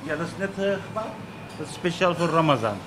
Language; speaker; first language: Dutch; non-native, learner; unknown